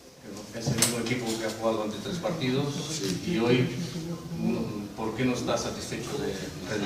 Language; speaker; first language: Spanish; non-native, fluent; Arabic